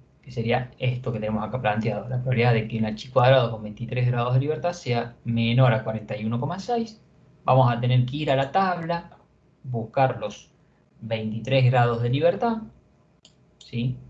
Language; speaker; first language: Spanish; native; Spanish